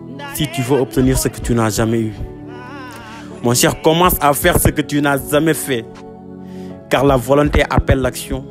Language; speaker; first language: French; non-native, local second language; Wolof